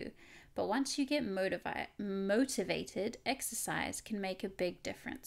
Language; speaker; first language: English; native; English